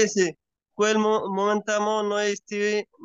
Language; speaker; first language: Italian; non-native, learner; Bangla